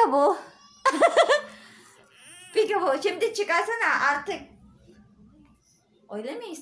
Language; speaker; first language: Turkish; non-native, learner; Filipino